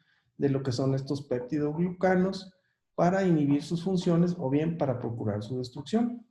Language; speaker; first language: Spanish; native; Spanish